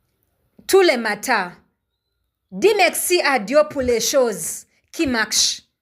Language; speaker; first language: French; non-native, learner; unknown